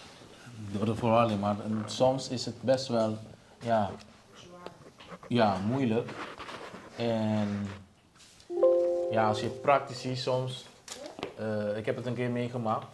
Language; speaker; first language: Dutch; non-native, local second language; Papiamento